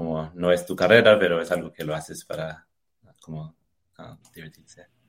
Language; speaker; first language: Spanish; early bilingual, heritage; English